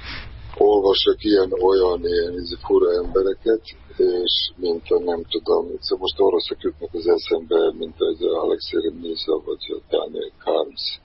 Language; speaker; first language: Hungarian; non-native, fluent; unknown